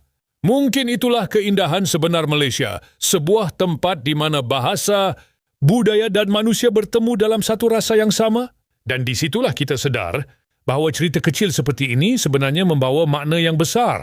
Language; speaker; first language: Malay; native; Malay